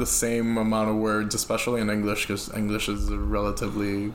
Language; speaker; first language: English; non-native, fluent; Spanish